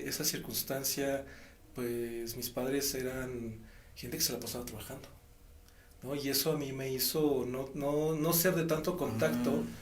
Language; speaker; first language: Spanish; native; Spanish